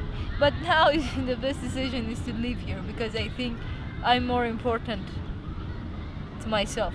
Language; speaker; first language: English; non-native, fluent; Persian